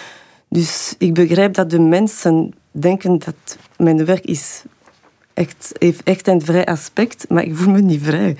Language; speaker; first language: Dutch; non-native, local second language; French